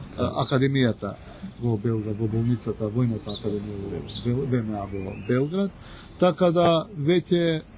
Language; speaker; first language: Macedonian; non-native, local second language; Albanian